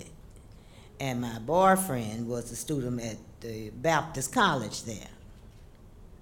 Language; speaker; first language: English; native; English